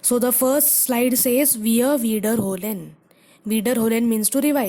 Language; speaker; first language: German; non-native, fluent; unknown